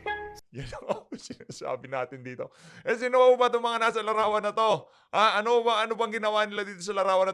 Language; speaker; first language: Filipino; native; Filipino